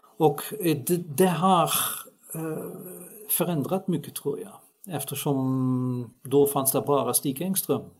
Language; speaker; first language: Swedish; non-native, fluent; Dutch